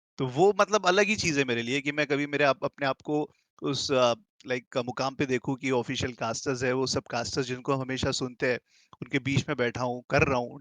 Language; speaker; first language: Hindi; native; Hindi